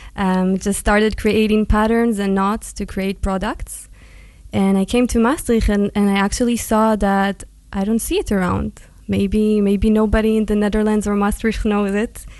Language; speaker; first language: English; non-native, fluent; Hebrew